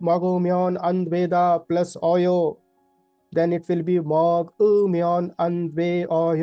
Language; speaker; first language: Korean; non-native, fluent; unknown